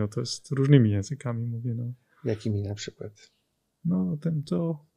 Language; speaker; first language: Polish; non-native, fluent; Dutch